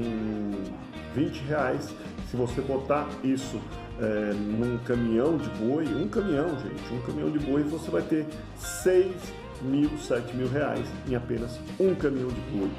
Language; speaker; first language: Portuguese; native; Portuguese